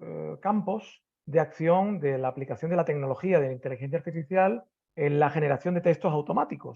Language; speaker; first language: Spanish; native; Spanish